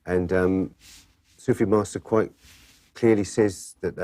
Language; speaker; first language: English; native; English